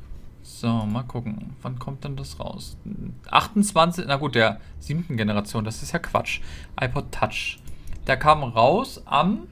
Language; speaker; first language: German; native; German